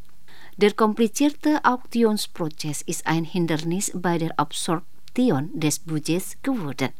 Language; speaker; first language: German; non-native, fluent; Indonesian